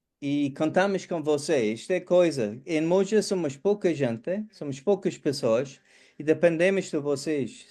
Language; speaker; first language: Portuguese; non-native, fluent; English